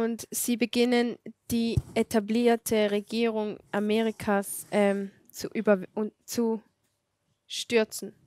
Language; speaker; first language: German; non-native, fluent; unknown